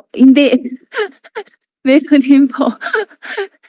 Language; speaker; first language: Filipino; non-native, learner; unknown